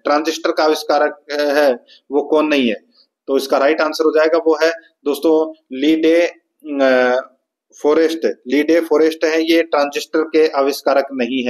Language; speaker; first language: Hindi; native; Hindi